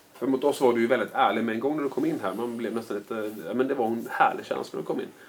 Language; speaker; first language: Swedish; native; Swedish